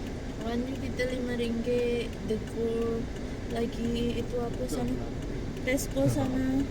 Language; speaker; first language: Malay; native; Malay